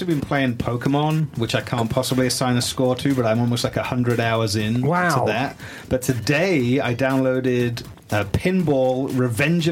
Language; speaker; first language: English; native; English